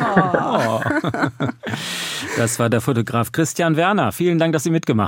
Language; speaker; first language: German; native; German